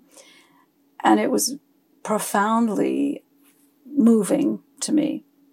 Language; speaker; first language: English; early bilingual, other home language; French